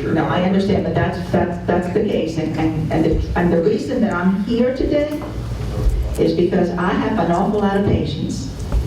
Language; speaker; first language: English; non-native, fluent; Spanish